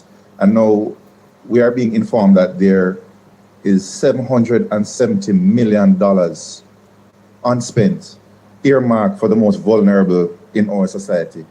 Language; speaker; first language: English; native; English